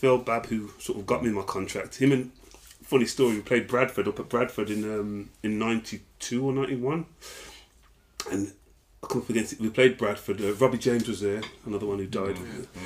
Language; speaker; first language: English; native; English